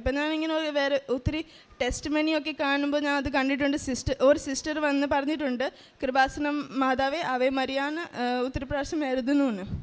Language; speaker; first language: Malayalam; early bilingual, heritage; Malayalam